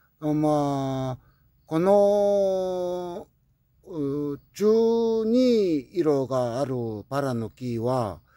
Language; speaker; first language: Japanese; non-native, learner; Korean